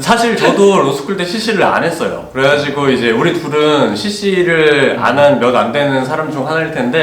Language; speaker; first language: Korean; native; Korean